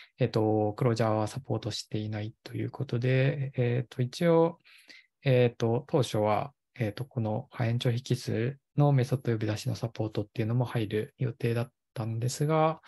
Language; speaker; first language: Japanese; native; Japanese